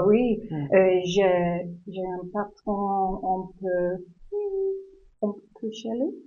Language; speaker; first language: French; non-native, learner; English